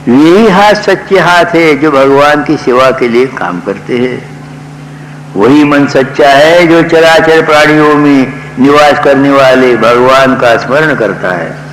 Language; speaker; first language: Hindi; non-native, local second language; Marathi